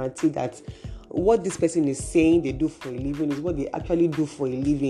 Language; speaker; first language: English; non-native, local second language; Yoruba